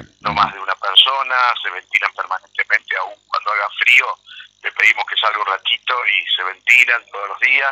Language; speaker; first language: Spanish; native; Spanish